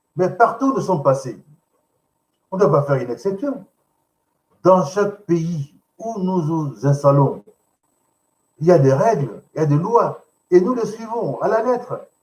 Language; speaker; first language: French; non-native, local second language; Lingala